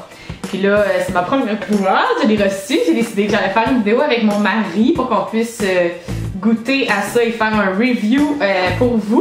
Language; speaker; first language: French; native; French